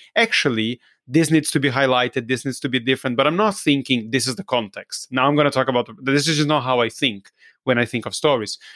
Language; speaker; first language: English; non-native, fluent; Portuguese